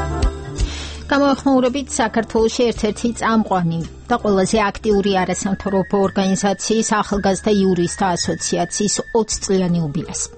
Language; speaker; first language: Georgian; native; Georgian